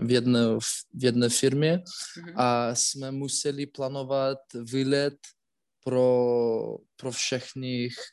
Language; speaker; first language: Czech; non-native, learner; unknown